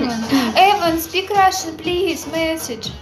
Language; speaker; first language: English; non-native, learner; Russian